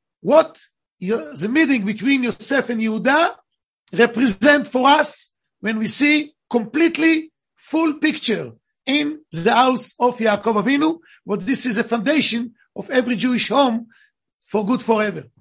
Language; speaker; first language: English; non-native, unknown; Hebrew